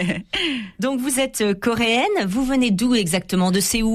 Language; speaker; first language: French; native; French